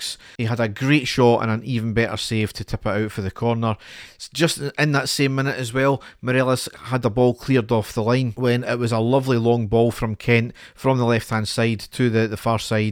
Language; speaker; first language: English; native; English